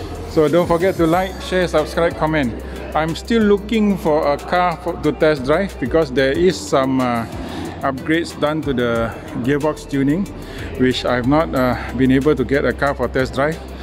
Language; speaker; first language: English; non-native, local second language; Malay